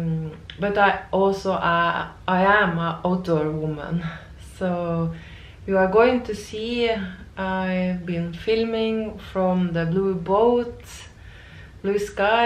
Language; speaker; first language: English; non-native, learner; Norwegian